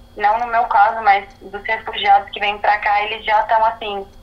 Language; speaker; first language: Portuguese; early bilingual, other home language; Arabic